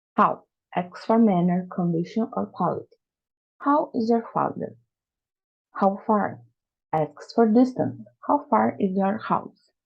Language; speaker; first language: English; non-native, fluent; Portuguese